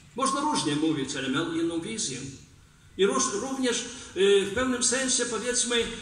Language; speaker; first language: Polish; non-native, fluent; Belarusian